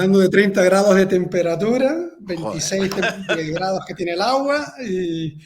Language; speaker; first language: Spanish; native; Spanish